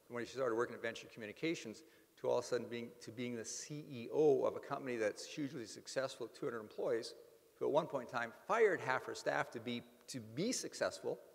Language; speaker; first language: English; native; English